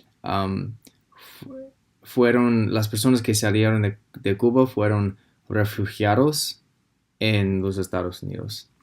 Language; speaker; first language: Spanish; non-native, fluent; English